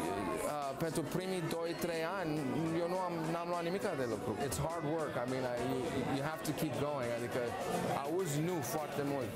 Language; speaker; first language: Romanian; early bilingual, heritage; Romanian